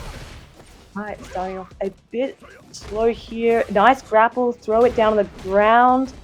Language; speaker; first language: English; native; English